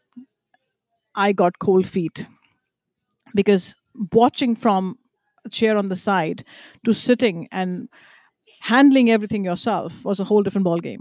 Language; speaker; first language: English; non-native, local second language; Hindi